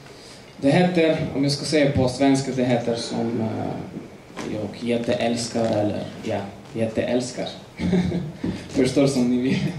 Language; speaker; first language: Swedish; non-native, learner; Russian